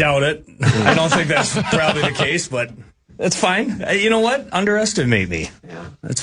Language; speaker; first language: English; native; English